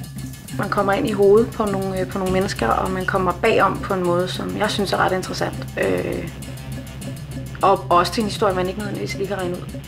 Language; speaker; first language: Danish; native; Danish